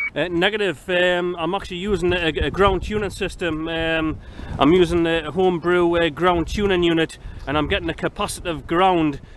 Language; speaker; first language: English; native; English